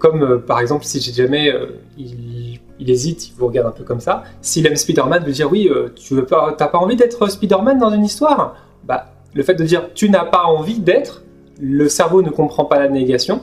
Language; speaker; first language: French; native; French